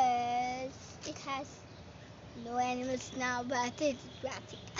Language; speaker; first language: English; non-native, learner; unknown